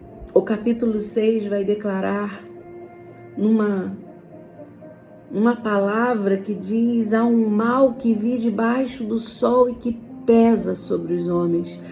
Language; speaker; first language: Portuguese; native; Portuguese